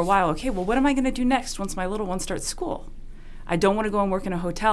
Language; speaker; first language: English; non-native, fluent; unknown